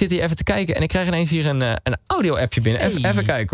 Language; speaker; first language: Dutch; native; Dutch